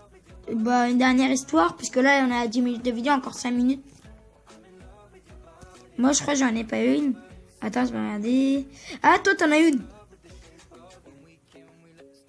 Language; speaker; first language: French; early bilingual, other home language; Turkish